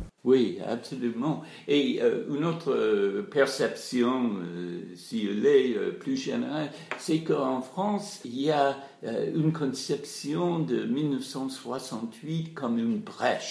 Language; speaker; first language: French; non-native, fluent; English